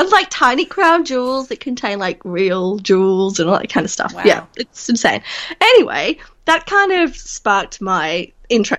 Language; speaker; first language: English; native; English